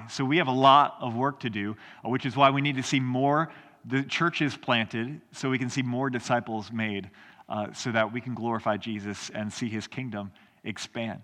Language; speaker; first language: English; native; English